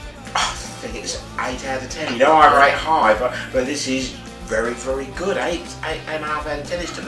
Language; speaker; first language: English; native; English